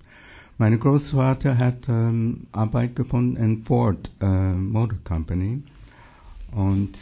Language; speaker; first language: German; non-native, fluent; English